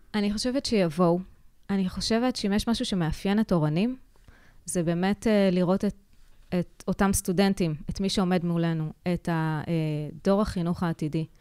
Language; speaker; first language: Hebrew; native; Hebrew